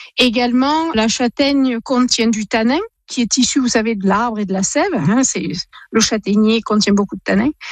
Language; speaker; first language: French; native; French